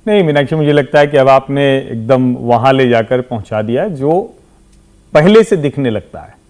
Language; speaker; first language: Hindi; native; Hindi